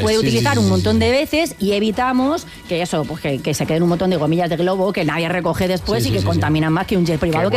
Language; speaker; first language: Spanish; native; Spanish